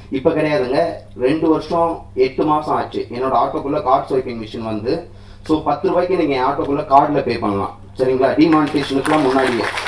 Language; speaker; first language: Tamil; native; Tamil